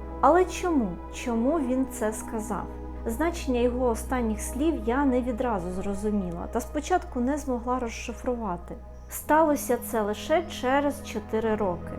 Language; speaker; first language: Ukrainian; native; Ukrainian